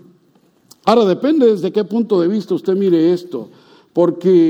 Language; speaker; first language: Spanish; native; Spanish